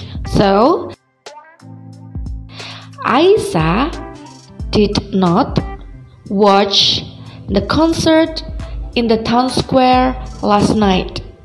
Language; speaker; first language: English; non-native, fluent; Indonesian